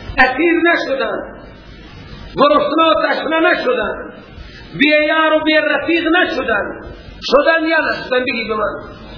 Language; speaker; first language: Persian; native; Persian